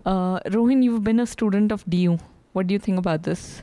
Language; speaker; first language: English; non-native, local second language; Hindi